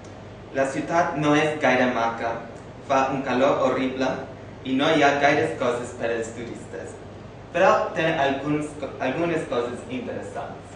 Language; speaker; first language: Catalan; non-native, fluent; English